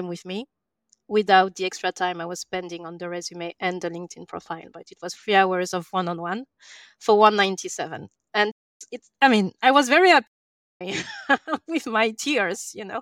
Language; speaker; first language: English; non-native, fluent; French